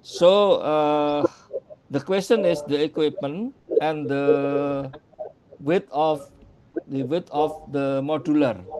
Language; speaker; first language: English; non-native, learner; Indonesian